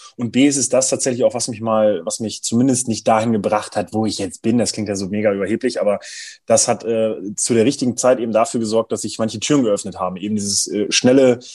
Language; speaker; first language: German; native; German